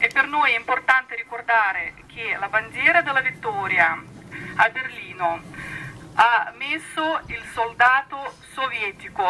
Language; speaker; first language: Italian; non-native, fluent; Russian